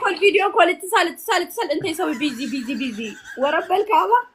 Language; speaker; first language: Arabic; non-native, learner; Amharic